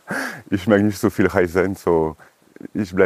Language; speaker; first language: German; non-native, learner; French